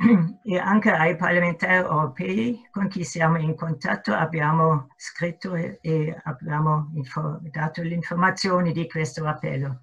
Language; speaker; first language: Italian; non-native, fluent; German